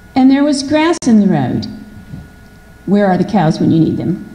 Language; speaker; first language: English; native; English